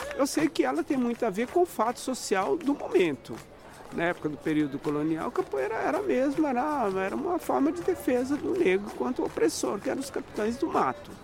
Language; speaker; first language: Portuguese; native; Portuguese